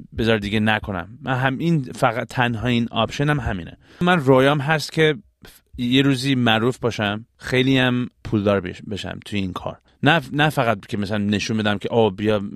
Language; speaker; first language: Persian; early bilingual, heritage; Persian